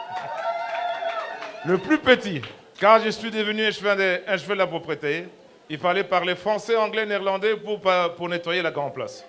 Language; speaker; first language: French; non-native, local second language; Lingala